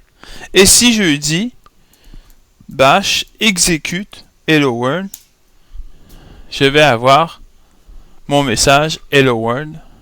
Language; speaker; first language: French; native; French